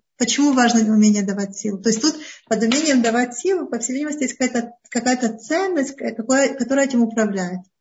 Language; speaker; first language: Russian; early bilingual, heritage; Russian